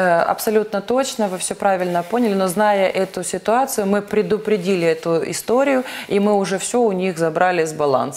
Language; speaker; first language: Russian; native; Russian